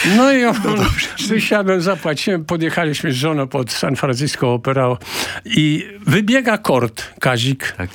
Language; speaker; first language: Polish; native; Polish